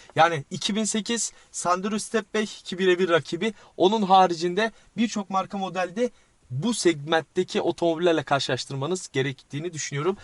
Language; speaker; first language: Turkish; native; Turkish